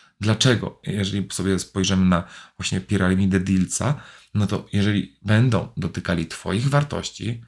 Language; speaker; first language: Polish; native; Polish